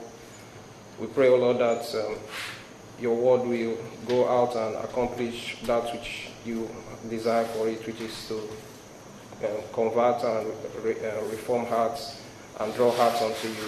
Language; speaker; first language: English; non-native, local second language; Igbo